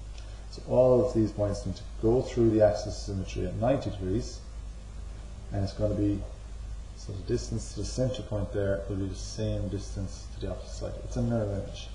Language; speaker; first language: English; native; English